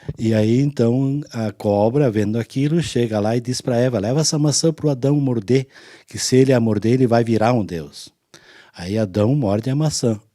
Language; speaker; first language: Portuguese; non-native, local second language; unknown